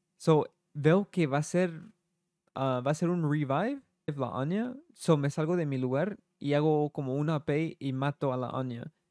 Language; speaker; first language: Spanish; early bilingual, heritage; Spanish